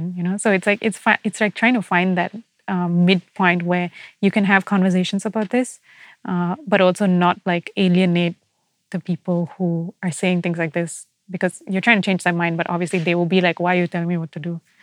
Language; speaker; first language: English; native; English